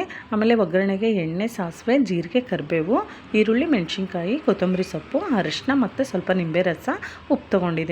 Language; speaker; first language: Kannada; native; Kannada